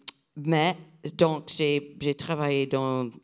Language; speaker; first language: French; non-native, fluent; English